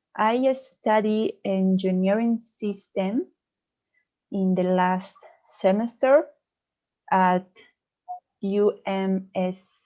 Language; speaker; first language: English; non-native, learner; Spanish